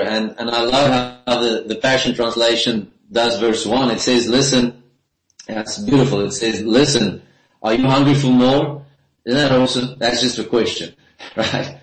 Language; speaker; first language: English; non-native, local second language; Afrikaans